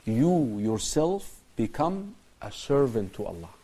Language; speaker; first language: English; non-native, fluent; Arabic